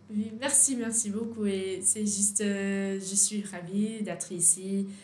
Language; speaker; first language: French; non-native, learner; English